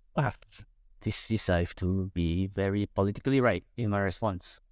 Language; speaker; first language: English; non-native, local second language; Min Nan Chinese